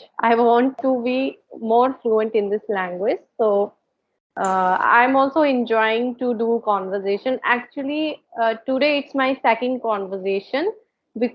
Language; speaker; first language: English; non-native, learner; Hindi